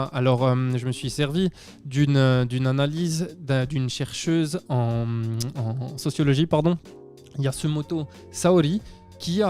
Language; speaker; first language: French; native; French